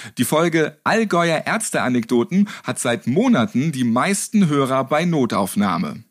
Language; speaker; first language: German; native; German